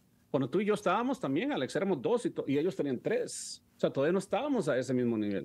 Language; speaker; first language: Spanish; early bilingual, heritage; Spanish